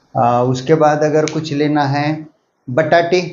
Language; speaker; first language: Hindi; non-native, local second language; Marathi